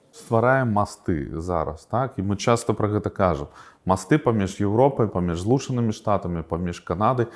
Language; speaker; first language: Belarusian; non-native, local second language; Russian